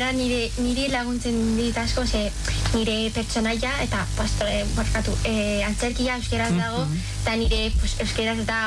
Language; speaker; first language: Basque; non-native, local second language; Spanish